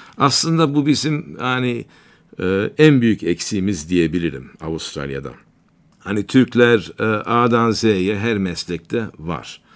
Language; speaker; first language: Turkish; native; Turkish